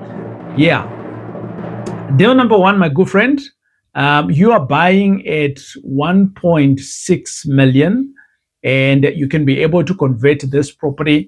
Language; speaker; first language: English; non-native, local second language; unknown